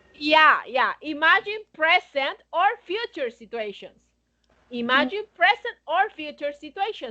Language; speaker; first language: English; non-native, fluent; Spanish